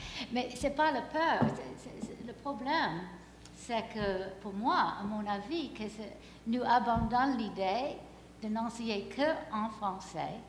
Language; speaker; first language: French; non-native, fluent; English